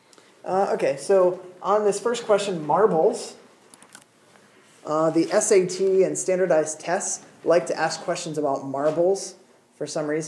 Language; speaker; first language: English; native; English